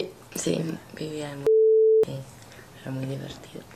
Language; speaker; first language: Spanish; non-native, fluent; English